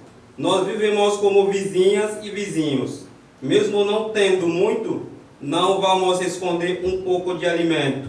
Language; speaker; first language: Portuguese; non-native, learner; Haitian Creole